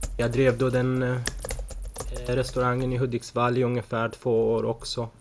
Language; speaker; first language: Swedish; early bilingual, other home language; Arabic